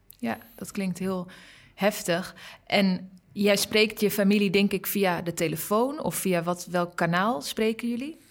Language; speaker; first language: Dutch; non-native, learner; Uyghur